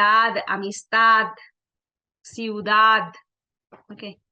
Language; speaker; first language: Spanish; non-native, fluent; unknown